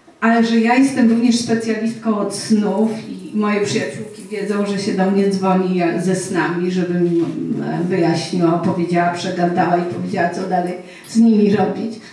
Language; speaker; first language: Polish; native; Polish